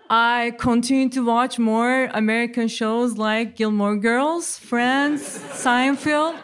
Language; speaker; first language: English; non-native, fluent; Turkish